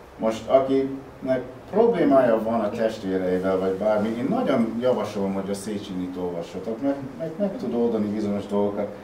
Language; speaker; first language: Hungarian; early bilingual, heritage; Hungarian